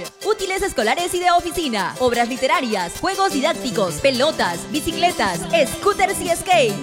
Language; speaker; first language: Spanish; native; Spanish